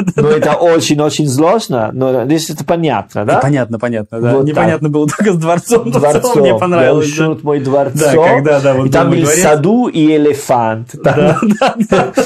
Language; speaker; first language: Russian; non-native, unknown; Italian